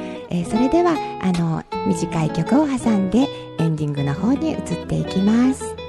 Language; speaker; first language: Japanese; native; Japanese